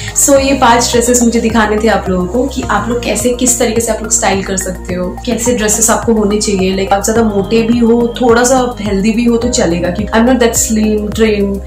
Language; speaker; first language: Hindi; non-native, local second language; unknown